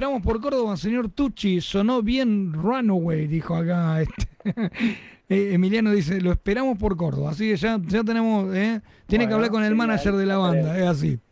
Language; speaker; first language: Spanish; native; Spanish